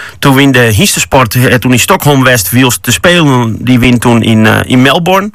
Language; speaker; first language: Dutch; non-native, local second language; Western Frisian